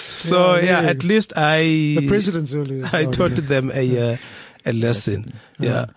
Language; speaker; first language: English; non-native, local second language; Zulu